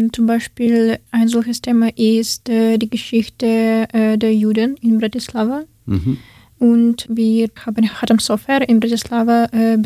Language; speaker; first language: German; non-native, fluent; Ukrainian